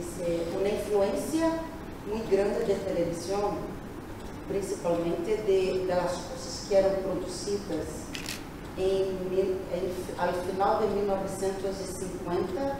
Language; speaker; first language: Spanish; non-native, learner; Portuguese